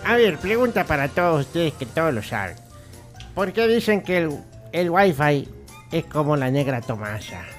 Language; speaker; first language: Spanish; native; Spanish